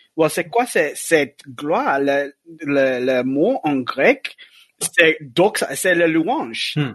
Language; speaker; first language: French; non-native, learner; English